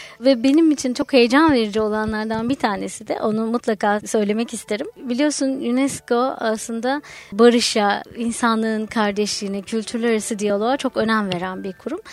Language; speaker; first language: Turkish; native; Turkish